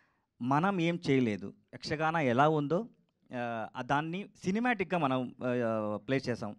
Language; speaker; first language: Telugu; non-native, learner; Kannada